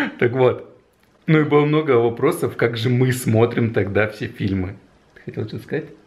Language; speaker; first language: Russian; native; Russian